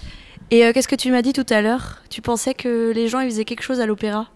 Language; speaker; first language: French; native; French